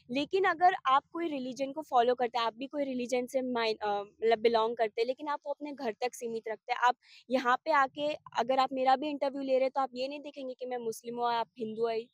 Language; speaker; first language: Hindi; non-native, local second language; Gujarati